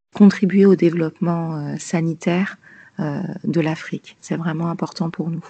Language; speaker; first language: French; native; French